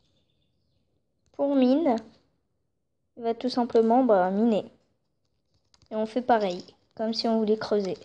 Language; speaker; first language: French; native; French